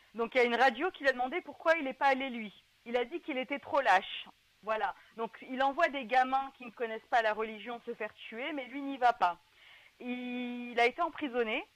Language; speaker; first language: French; native; French